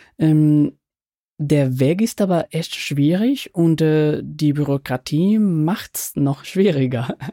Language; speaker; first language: German; non-native, fluent; Spanish